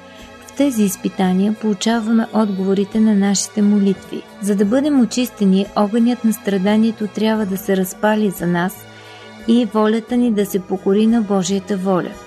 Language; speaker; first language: Bulgarian; native; Bulgarian